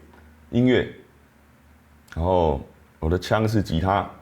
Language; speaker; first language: Chinese; native; Chinese